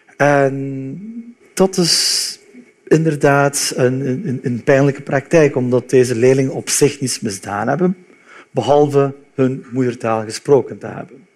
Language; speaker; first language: Dutch; early bilingual, other home language; Turkish